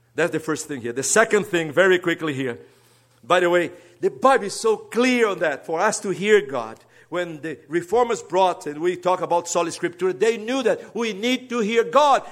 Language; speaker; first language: English; non-native, fluent; Portuguese